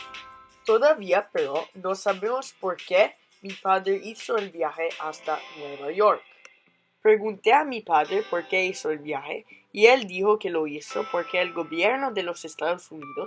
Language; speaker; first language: Spanish; non-native, fluent; English